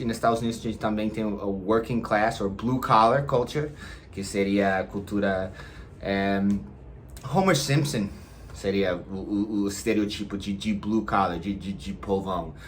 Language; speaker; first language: Portuguese; non-native, fluent; English